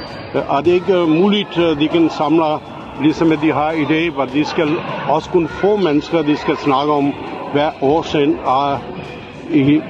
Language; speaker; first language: Danish; non-native, local second language; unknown